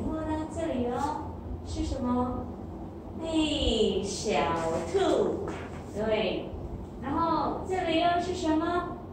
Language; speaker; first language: Chinese; non-native, fluent; Khmer